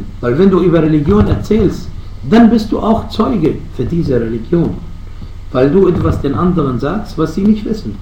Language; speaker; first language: German; non-native, fluent; Arabic